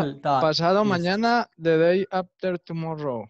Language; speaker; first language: English; non-native, fluent; Spanish